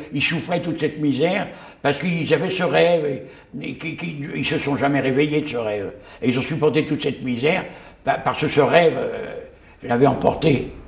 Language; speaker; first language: French; early bilingual, other home language; Yiddish